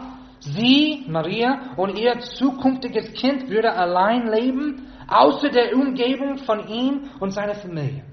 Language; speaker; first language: German; non-native, fluent; English